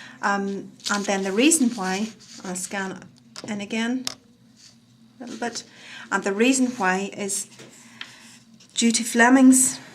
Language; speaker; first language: English; native; English